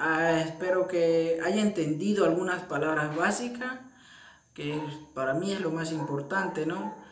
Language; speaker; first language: Spanish; non-native, local second language; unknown